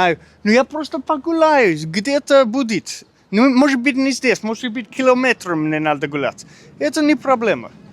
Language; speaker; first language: Russian; non-native, learner; English